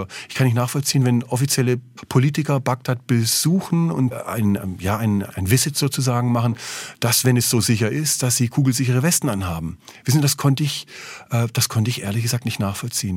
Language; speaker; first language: German; native; German